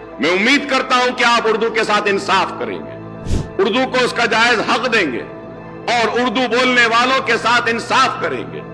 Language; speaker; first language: Urdu; native; Urdu